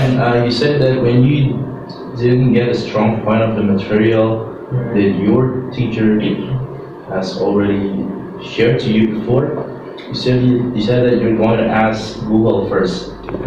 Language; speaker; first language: English; non-native, fluent; Indonesian